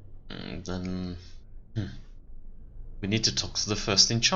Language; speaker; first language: English; non-native, fluent; German